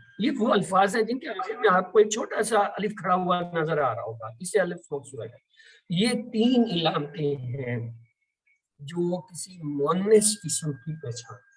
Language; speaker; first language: Urdu; native; Urdu